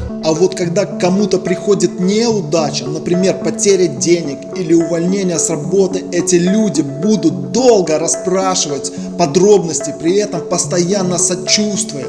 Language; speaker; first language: Russian; native; Russian